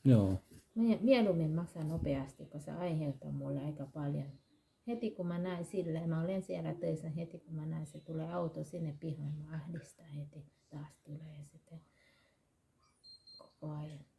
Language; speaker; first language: Finnish; non-native, learner; Thai